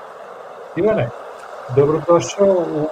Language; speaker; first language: Serbian; native; Serbian